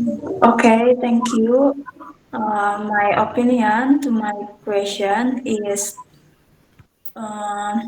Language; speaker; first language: English; non-native, learner; Indonesian